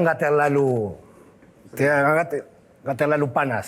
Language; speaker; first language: Indonesian; non-native, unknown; Spanish